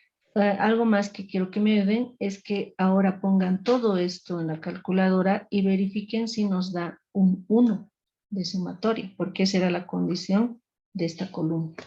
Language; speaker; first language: Spanish; native; Spanish